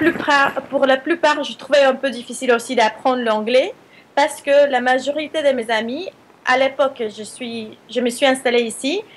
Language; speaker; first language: French; non-native, fluent; Spanish